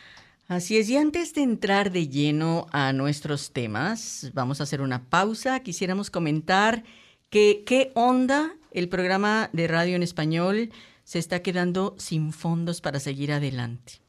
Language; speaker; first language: Spanish; native; Spanish